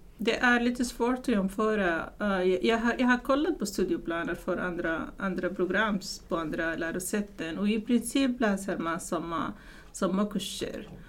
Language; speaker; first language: Swedish; non-native, fluent; Arabic